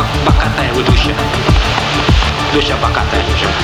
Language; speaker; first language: Russian; non-native, learner; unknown